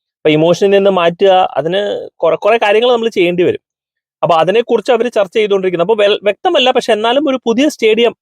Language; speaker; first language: Malayalam; native; Malayalam